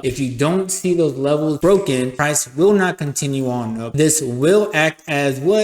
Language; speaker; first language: English; native; English